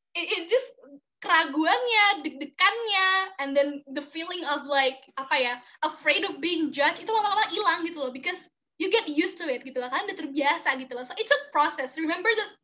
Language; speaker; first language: English; non-native, fluent; Indonesian